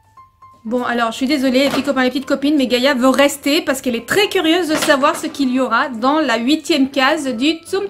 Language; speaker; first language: French; native; French